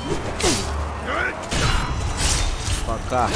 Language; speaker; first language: Russian; non-native, local second language; Romanian